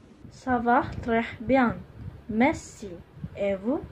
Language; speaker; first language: French; non-native, learner; Malay